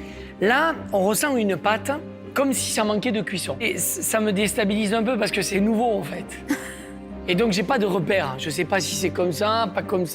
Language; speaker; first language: French; native; French